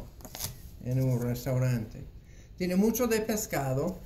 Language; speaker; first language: Spanish; non-native, fluent; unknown